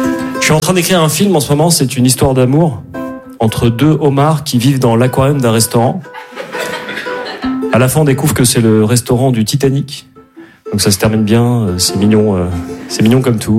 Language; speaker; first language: French; native; French